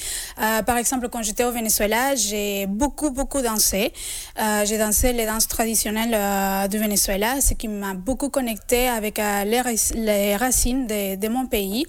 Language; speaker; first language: French; non-native, fluent; Spanish